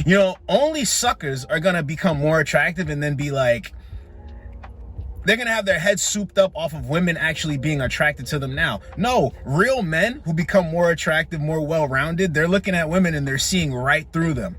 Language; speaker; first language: English; native; English